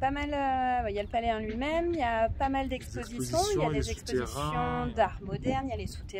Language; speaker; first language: French; native; French